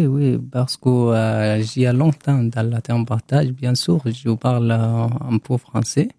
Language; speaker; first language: French; non-native, learner; Arabic